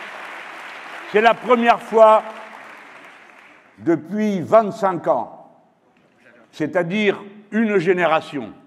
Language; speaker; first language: French; native; French